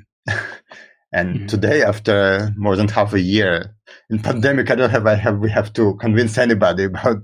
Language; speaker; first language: English; non-native, fluent; Russian